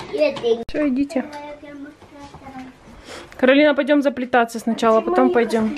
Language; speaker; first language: Russian; native; Russian